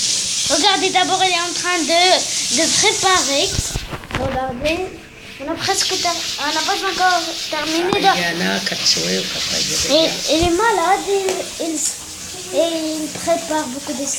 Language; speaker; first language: French; non-native, learner; Arabic